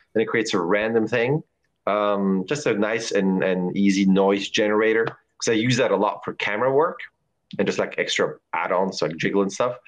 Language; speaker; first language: English; non-native, fluent; German